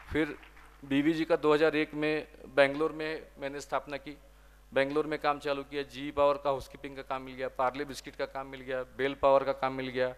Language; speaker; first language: Hindi; non-native, local second language; Marathi